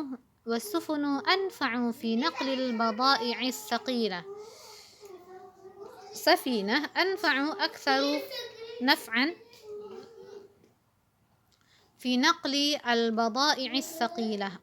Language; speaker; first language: Arabic; non-native, fluent; Indonesian